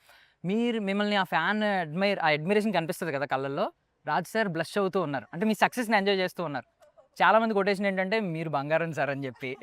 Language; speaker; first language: Telugu; native; Telugu